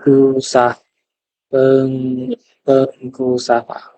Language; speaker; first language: Indonesian; non-native, learner; Chinese